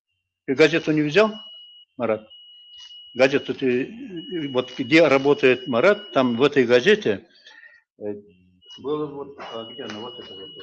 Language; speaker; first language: Russian; non-native, local second language; Bashkir